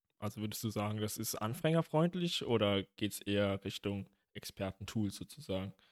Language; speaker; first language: German; native; German